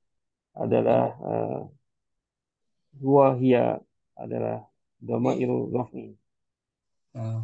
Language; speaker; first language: Indonesian; non-native, learner; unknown